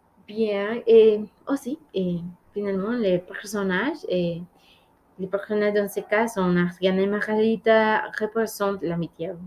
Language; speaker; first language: French; non-native, learner; Spanish